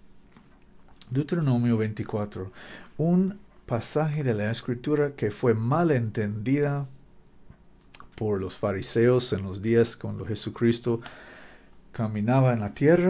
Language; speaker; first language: Spanish; non-native, learner; English